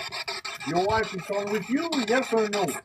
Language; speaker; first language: English; non-native, local second language; French